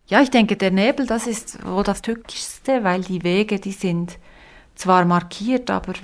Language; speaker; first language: German; native; German